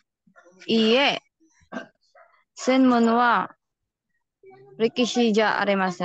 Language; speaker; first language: Japanese; non-native, learner; Filipino